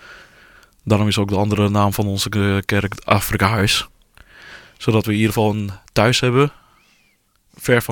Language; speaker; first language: Dutch; non-native, fluent; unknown